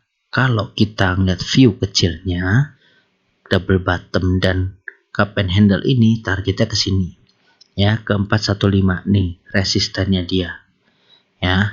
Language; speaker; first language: Indonesian; native; Indonesian